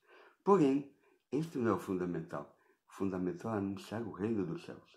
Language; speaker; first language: Portuguese; native; Portuguese